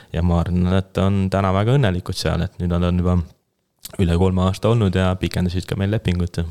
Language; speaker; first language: Estonian; native; Estonian